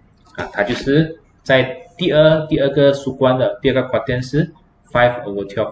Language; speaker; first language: Chinese; native; Chinese